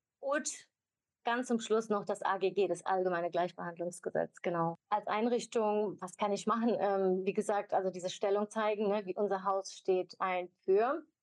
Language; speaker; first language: German; early bilingual, other home language; Albanian